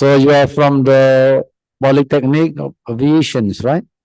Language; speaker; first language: English; non-native, fluent; Indonesian